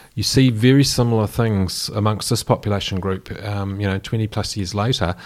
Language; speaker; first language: English; native; English